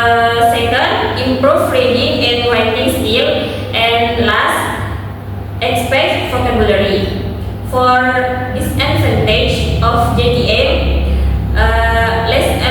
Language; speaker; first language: English; non-native, learner; Indonesian